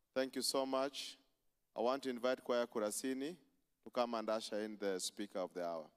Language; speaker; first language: English; non-native, local second language; Swahili